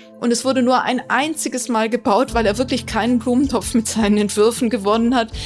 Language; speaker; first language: German; native; German